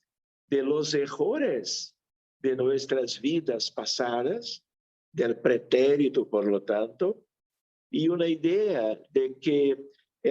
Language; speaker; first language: Spanish; non-native, fluent; Portuguese